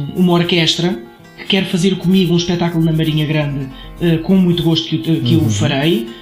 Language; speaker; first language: Portuguese; native; Portuguese